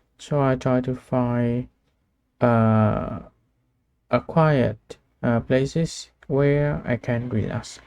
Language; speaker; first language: English; non-native, learner; Vietnamese